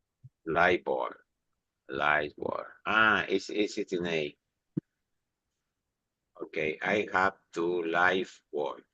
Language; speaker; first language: English; non-native, learner; Spanish